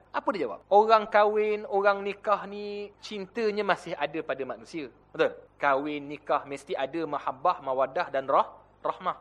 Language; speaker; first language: Malay; native; Malay